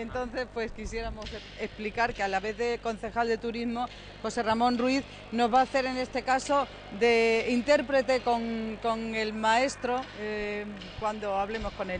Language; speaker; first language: Spanish; native; Spanish